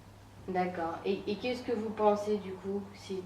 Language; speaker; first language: French; native; French